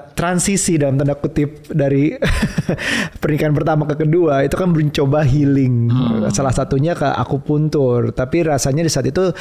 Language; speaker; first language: Indonesian; native; Indonesian